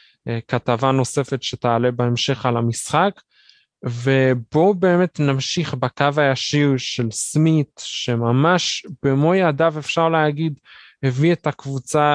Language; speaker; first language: Hebrew; native; Hebrew